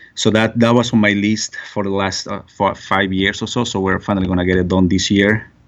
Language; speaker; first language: English; non-native, fluent; Spanish